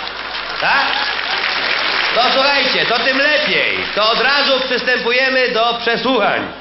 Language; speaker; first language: Polish; native; Polish